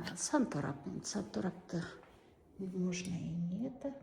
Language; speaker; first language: Russian; non-native, local second language; Kazakh